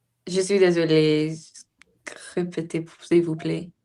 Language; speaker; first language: French; non-native, learner; English